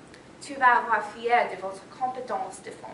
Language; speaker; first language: French; non-native, learner; English